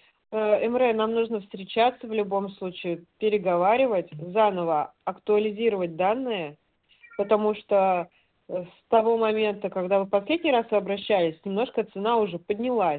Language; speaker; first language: Russian; native; Russian